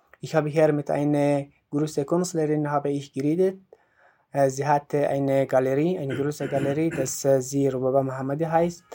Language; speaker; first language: German; non-native, learner; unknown